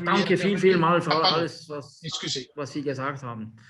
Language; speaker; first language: German; non-native, local second language; French